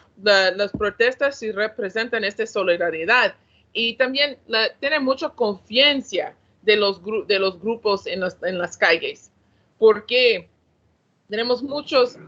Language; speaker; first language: Spanish; non-native, learner; English